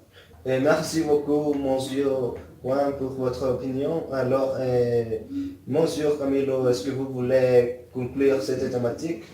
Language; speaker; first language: French; non-native, learner; Spanish